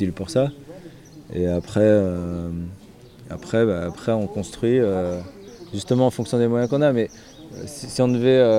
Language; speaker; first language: French; native; French